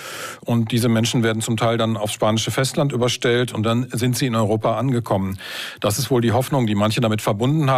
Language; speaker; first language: German; native; German